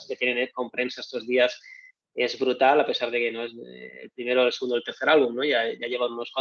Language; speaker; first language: Spanish; native; Spanish